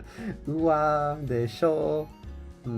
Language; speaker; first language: Japanese; non-native, learner; English